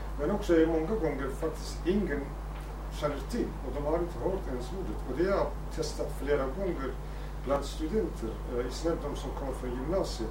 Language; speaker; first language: Swedish; non-native, fluent; Kurdish